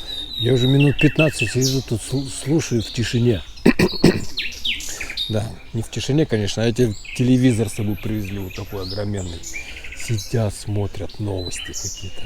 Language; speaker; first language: Russian; native; Russian